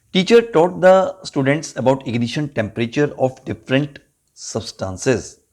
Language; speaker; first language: English; non-native, local second language; Punjabi